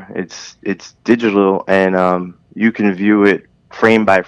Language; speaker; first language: English; native; English